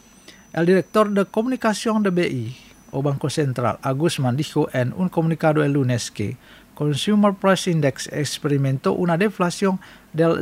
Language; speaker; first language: Spanish; non-native, fluent; Indonesian